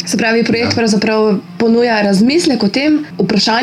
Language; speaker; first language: Slovenian; native; Slovenian